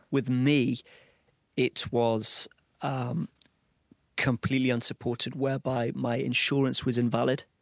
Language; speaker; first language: English; native; English